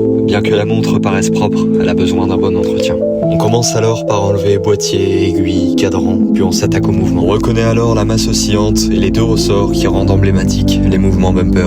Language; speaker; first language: French; native; French